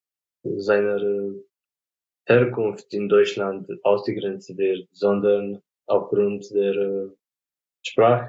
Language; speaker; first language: German; non-native, fluent; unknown